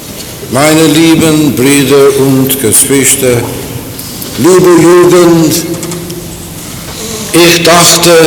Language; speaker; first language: German; non-native, fluent; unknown